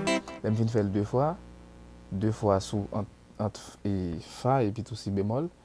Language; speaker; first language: French; non-native, learner; Haitian Creole